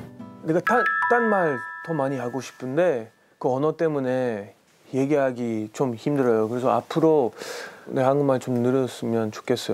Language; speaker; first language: Korean; non-native, learner; English